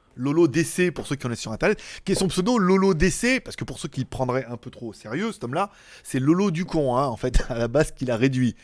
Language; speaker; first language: French; native; French